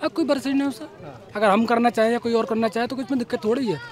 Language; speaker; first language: Hindi; native; Hindi